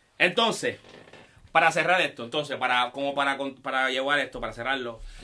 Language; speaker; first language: Spanish; early bilingual, heritage; Spanish